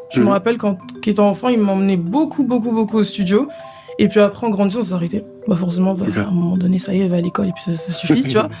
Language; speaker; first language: French; early bilingual, other home language; Lingala